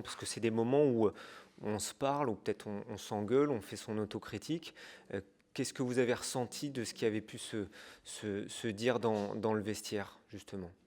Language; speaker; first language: French; native; French